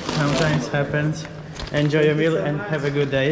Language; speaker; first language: English; non-native, learner; Ukrainian